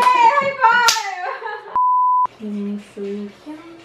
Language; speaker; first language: Korean; non-native, learner; Spanish